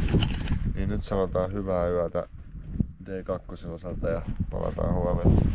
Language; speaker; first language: Finnish; native; Finnish